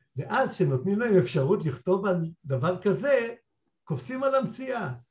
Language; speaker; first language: Hebrew; native; Hebrew